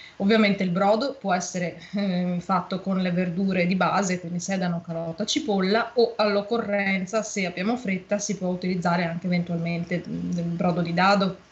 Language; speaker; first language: Italian; native; Italian